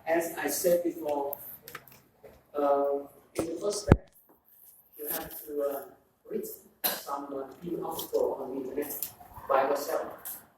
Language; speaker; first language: English; non-native, fluent; Vietnamese